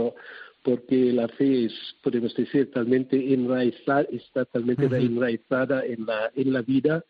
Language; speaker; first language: Spanish; non-native, fluent; Cebuano